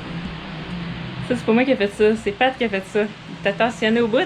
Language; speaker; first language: French; native; French